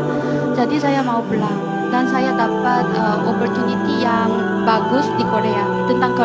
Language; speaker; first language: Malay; non-native, fluent; Korean